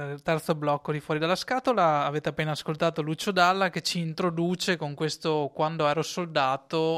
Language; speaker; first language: Italian; native; Italian